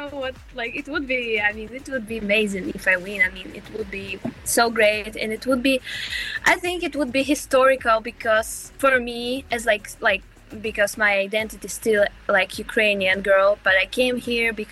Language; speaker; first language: English; non-native, fluent; Ukrainian